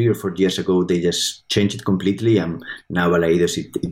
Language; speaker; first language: English; non-native, fluent; Spanish